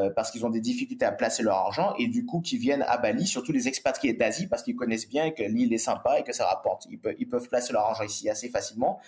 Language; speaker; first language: French; native; French